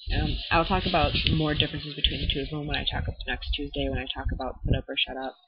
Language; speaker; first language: English; native; English